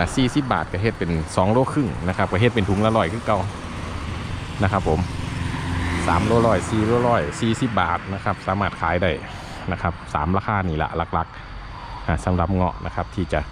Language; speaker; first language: Thai; non-native, local second language; Lao